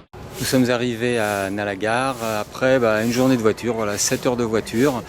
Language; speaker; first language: French; native; French